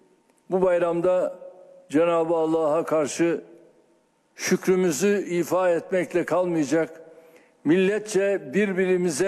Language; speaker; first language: Turkish; native; Turkish